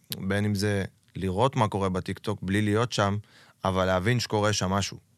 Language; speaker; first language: Hebrew; native; Hebrew